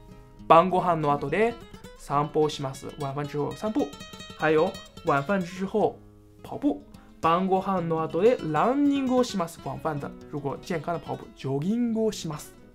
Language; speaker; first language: Japanese; non-native, fluent; Chinese